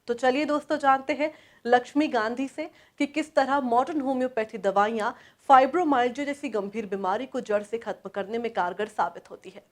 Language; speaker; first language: Hindi; native; Hindi